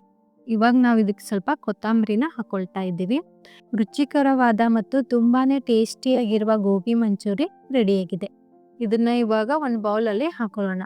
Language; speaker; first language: Kannada; native; Kannada